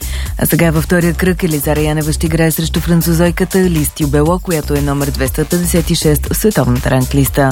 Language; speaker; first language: Bulgarian; native; Bulgarian